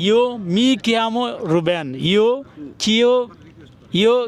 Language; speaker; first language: Italian; non-native, learner; Bangla